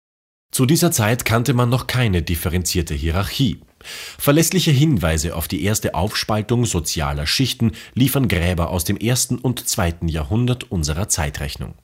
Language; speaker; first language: German; native; German